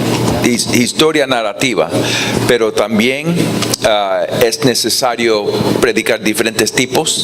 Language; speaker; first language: Spanish; non-native, fluent; English